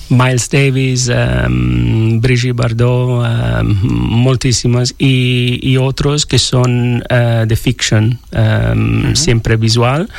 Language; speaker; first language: Catalan; non-native, learner; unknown